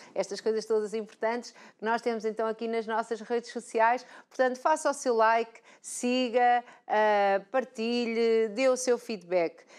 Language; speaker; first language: Portuguese; native; Portuguese